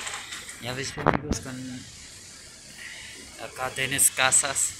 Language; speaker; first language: Spanish; non-native, learner; Urdu